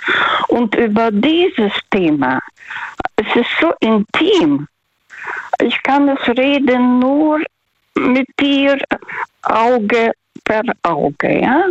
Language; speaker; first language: German; non-native, fluent; Russian